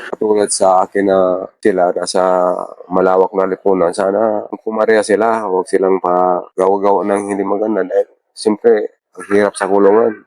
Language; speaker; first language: Filipino; non-native, local second language; Bikol